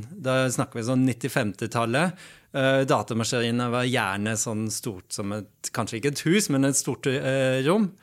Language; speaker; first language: Norwegian; non-native, fluent; Dutch